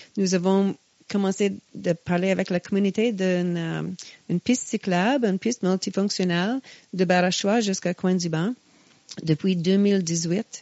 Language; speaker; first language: French; non-native, local second language; English